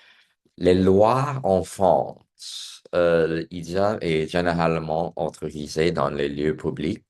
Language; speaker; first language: French; non-native, learner; English